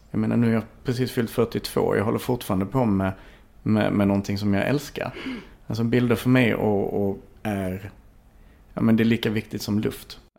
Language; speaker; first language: Swedish; native; Swedish